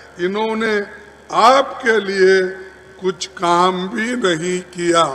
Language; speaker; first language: Hindi; non-native, local second language; Kannada